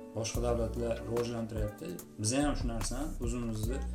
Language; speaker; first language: Uzbek; native; Uzbek